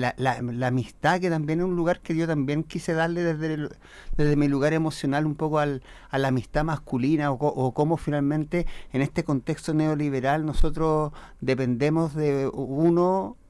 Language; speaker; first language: Spanish; native; Spanish